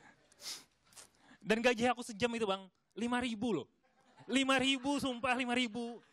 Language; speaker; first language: Indonesian; native; Indonesian